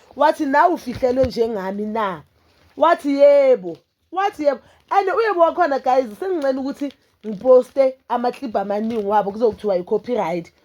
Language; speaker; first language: Zulu; native; Zulu